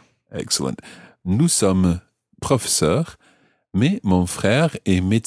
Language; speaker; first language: French; non-native, fluent; English